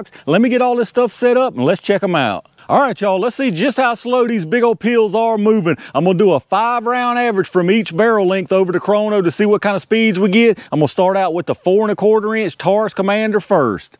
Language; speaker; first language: English; native; English